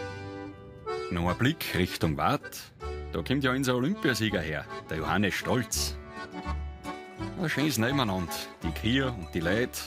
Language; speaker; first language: German; native; German